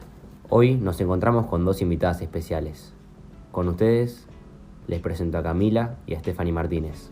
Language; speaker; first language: Spanish; native; Spanish